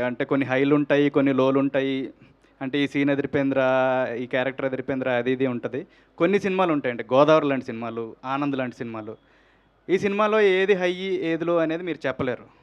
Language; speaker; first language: Telugu; native; Telugu